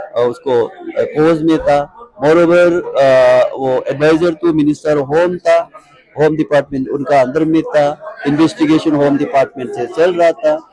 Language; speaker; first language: Hindi; non-native, local second language; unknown